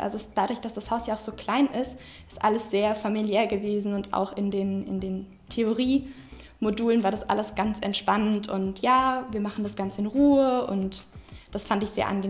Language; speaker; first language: German; native; German